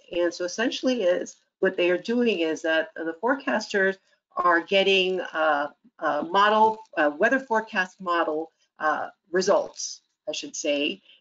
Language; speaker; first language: English; native; English